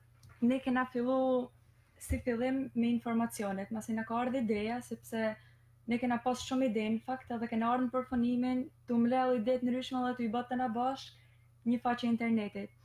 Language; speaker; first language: Albanian; native; Albanian